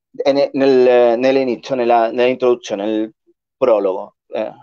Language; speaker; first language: Italian; non-native, learner; Spanish